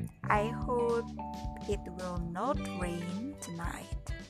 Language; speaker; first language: English; non-native, fluent; Indonesian